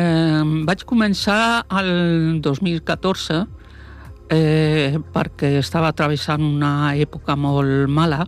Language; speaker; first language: Catalan; non-native, local second language; Spanish